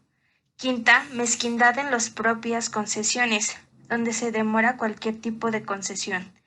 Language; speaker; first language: Spanish; native; Spanish